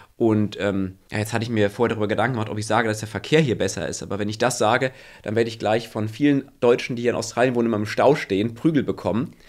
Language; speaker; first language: German; native; German